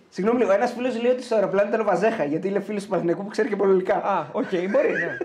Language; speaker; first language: Greek; native; Greek